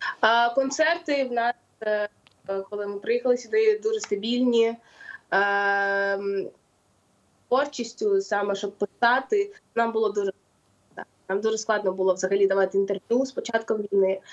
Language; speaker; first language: Ukrainian; non-native, local second language; Russian